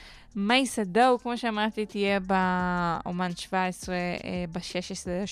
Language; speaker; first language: Hebrew; non-native, local second language; Arabic